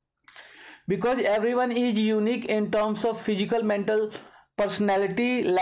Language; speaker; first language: English; non-native, local second language; Hindi